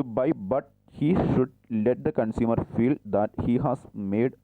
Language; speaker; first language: English; non-native, local second language; Malayalam